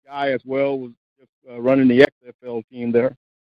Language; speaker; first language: English; native; English